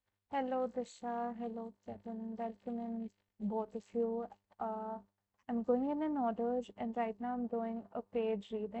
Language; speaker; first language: English; non-native, local second language; Hindi